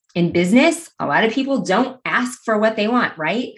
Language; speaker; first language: English; native; English